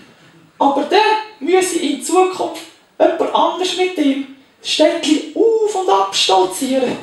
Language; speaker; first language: German; native; German